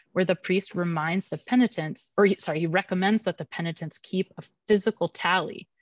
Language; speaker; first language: English; native; English